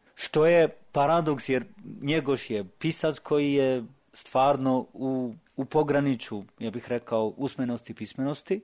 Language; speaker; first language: Serbian; non-native, fluent; Albanian